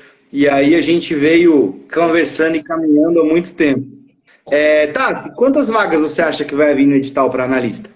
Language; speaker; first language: Portuguese; native; Portuguese